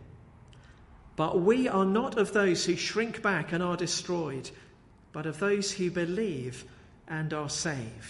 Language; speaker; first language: English; native; English